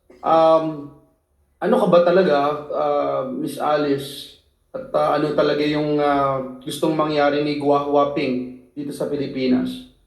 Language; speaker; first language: Filipino; native; Filipino